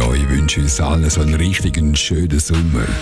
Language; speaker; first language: German; native; German